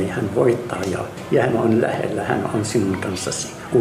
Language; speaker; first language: Finnish; non-native, learner; Arabic